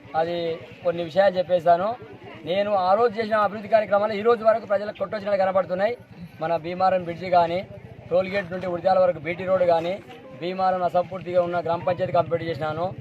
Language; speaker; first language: Telugu; native; Telugu